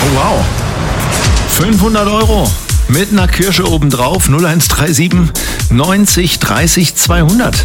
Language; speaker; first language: German; native; German